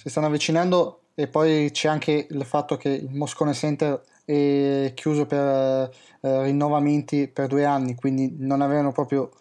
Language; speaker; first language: Italian; native; Italian